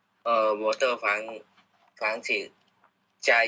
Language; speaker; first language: Chinese; non-native, learner; Khmer